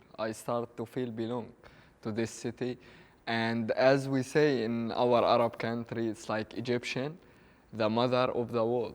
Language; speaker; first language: English; non-native, learner; Arabic